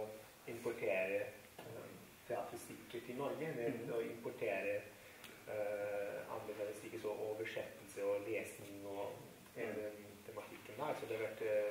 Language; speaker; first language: Norwegian; non-native, fluent; Italian